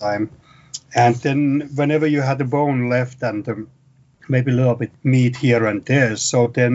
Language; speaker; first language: English; non-native, fluent; Finnish